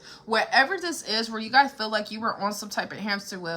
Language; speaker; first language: English; native; English